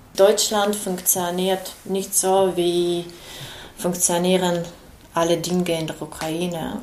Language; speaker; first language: German; non-native, learner; Ukrainian